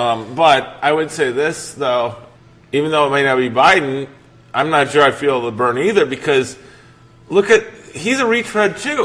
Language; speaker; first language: English; native; English